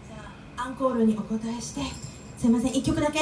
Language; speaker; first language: Japanese; native; Japanese